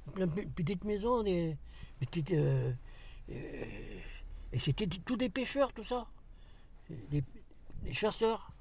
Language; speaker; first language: French; native; French